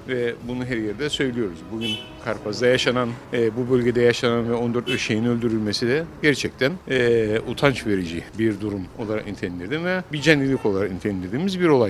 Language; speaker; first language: Turkish; native; Turkish